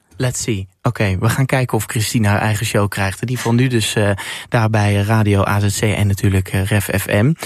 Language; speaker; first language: Dutch; native; Dutch